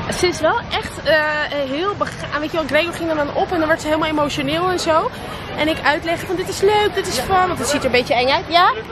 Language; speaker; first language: Dutch; early bilingual, other home language; Russian